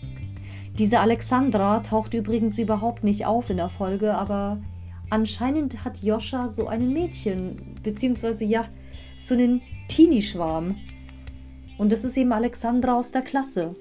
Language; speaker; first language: German; native; German